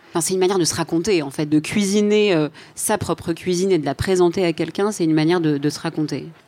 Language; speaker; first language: French; native; French